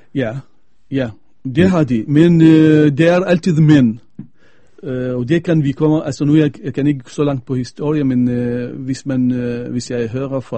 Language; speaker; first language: Danish; non-native, fluent; Arabic